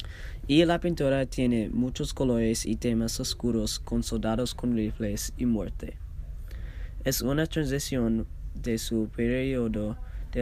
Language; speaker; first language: Spanish; non-native, learner; English